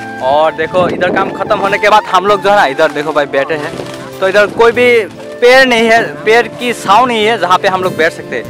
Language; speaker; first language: Hindi; non-native, local second language; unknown